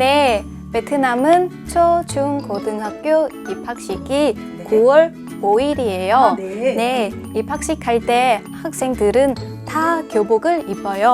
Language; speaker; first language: Korean; non-native, learner; Vietnamese